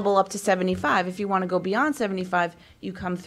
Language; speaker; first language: English; native; English